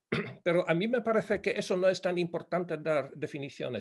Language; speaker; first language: Spanish; non-native, fluent; Polish